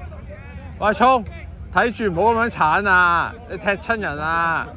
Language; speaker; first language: Chinese; native; Chinese